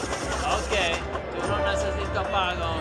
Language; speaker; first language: Spanish; non-native, learner; English